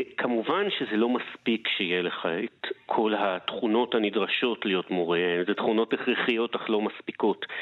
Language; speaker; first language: Hebrew; native; Hebrew